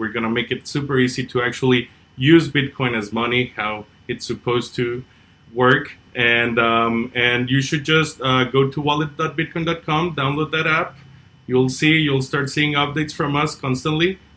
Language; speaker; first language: English; non-native, fluent; Spanish